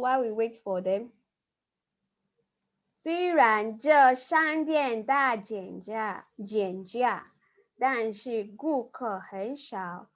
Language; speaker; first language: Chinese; non-native, fluent; Yoruba